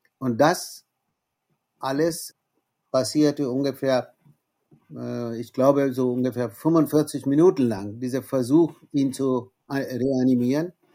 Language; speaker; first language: German; non-native, fluent; Bangla